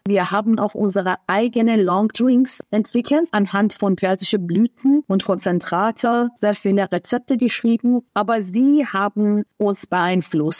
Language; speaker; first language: German; non-native, fluent; Persian